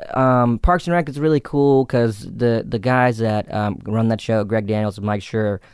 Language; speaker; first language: English; native; English